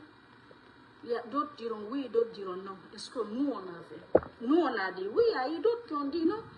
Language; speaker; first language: French; non-native, local second language; Fula